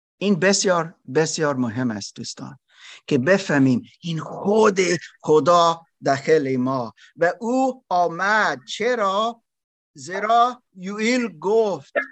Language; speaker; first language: Persian; non-native, learner; German